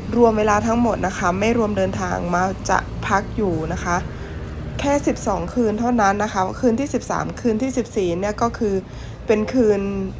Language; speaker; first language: Thai; non-native, local second language; Northern Khmer